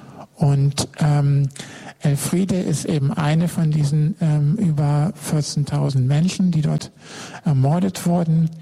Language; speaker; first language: German; native; German